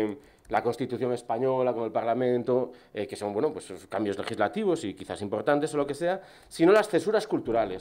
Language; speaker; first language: Spanish; native; Spanish